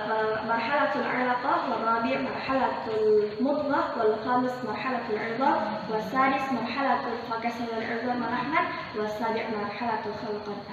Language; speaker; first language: Arabic; non-native, learner; Indonesian